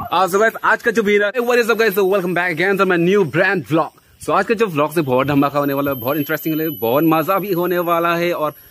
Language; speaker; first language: Hindi; non-native, local second language; Karbi